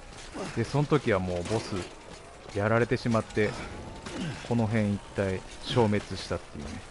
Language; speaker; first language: Japanese; native; Japanese